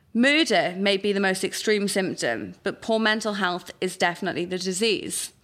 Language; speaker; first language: English; native; English